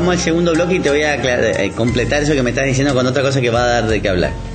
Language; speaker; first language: Spanish; native; Spanish